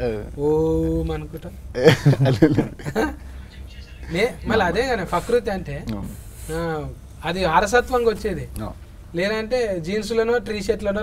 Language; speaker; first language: Telugu; native; Telugu